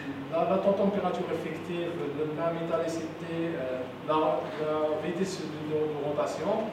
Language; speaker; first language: French; non-native, local second language; Arabic